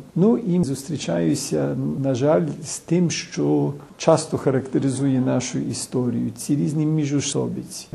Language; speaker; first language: Ukrainian; early bilingual, heritage; Ukrainian